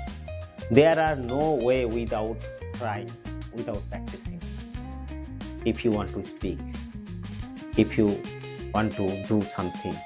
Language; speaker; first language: English; non-native, learner; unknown